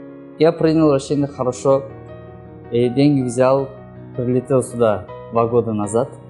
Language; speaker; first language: Russian; non-native, learner; Kyrgyz